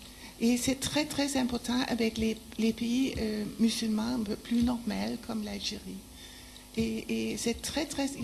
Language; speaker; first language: French; non-native, fluent; Danish